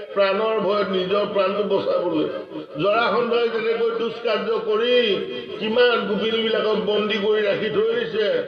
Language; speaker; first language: Assamese; native; Assamese